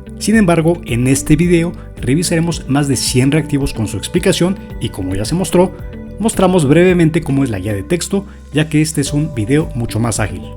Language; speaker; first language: Spanish; native; Spanish